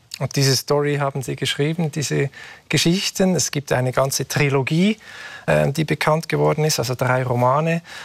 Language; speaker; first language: German; native; German